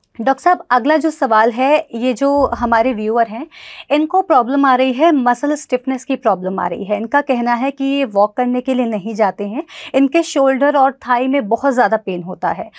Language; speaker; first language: Hindi; native; Hindi